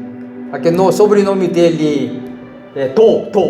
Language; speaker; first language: Portuguese; non-native, learner; Korean